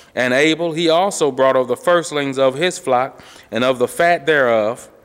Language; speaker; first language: English; native; English